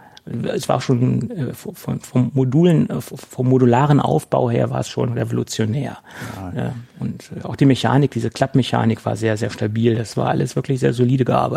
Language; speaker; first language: German; native; German